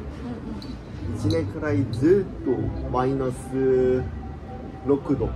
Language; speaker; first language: Japanese; non-native, fluent; Korean